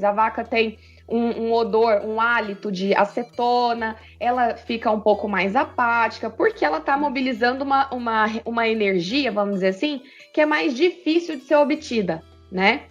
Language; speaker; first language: Portuguese; native; Portuguese